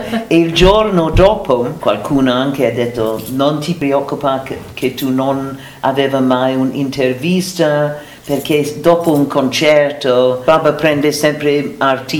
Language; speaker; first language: Italian; non-native, learner; English